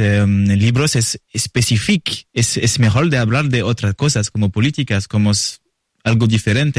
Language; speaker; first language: Spanish; non-native, learner; French